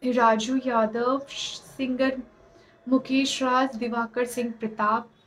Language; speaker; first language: Hindi; native; Hindi